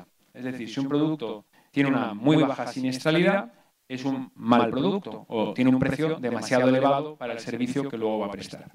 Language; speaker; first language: Spanish; native; Spanish